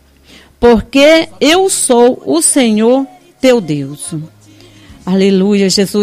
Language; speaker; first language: Portuguese; native; Portuguese